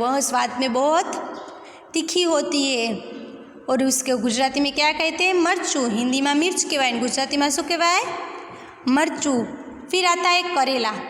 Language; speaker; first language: Hindi; non-native, local second language; Gujarati